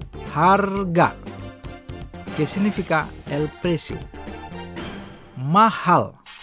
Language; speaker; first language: Spanish; non-native, fluent; Indonesian